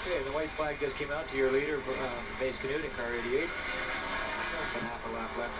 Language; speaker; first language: English; native; English